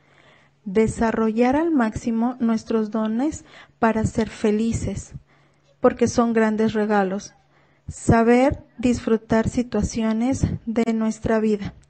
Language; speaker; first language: Spanish; native; Spanish